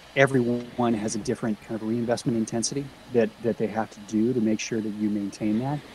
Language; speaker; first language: English; native; English